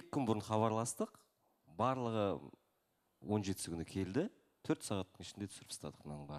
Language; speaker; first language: Kazakh; native; Kazakh